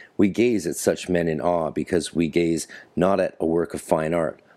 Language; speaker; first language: English; native; English